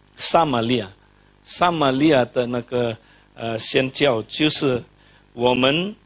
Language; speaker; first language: Chinese; non-native, fluent; Indonesian